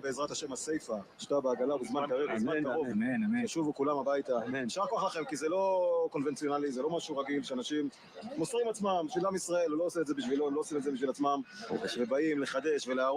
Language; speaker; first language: Hebrew; native; Hebrew